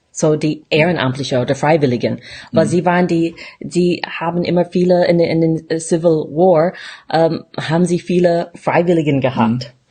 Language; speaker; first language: German; non-native, fluent; English